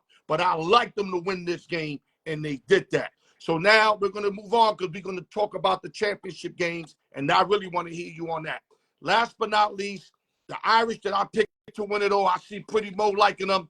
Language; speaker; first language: English; native; English